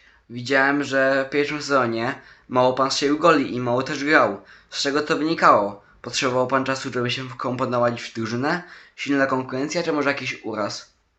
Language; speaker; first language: Polish; native; Polish